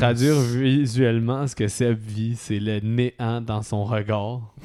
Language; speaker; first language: French; native; French